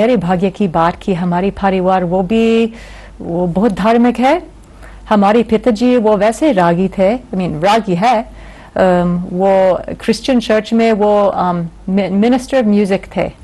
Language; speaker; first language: Hindi; non-native, learner; English